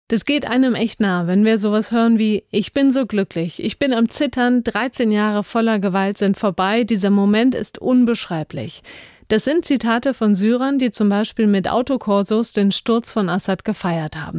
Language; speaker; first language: German; native; German